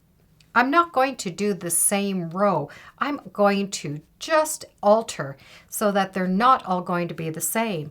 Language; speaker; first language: English; native; English